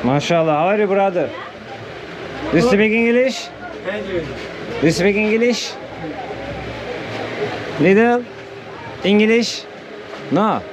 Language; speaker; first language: English; non-native, learner; Turkish